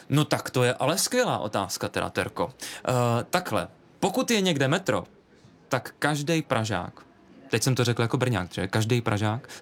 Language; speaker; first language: Czech; native; Czech